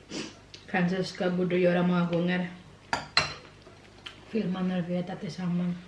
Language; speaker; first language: Swedish; non-native, learner; Indonesian